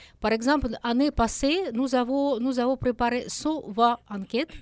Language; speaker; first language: French; non-native, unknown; Russian